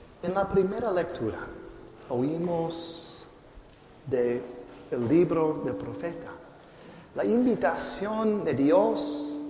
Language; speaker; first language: Spanish; non-native, fluent; English